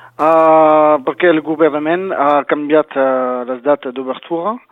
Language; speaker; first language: Catalan; non-native, local second language; French